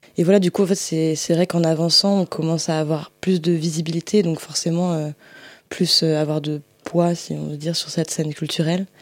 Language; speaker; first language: French; native; French